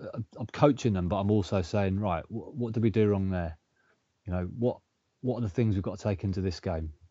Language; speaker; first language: English; native; English